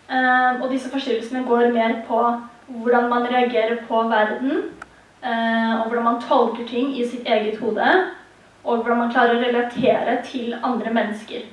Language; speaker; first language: Norwegian; early bilingual, heritage; Tigrinya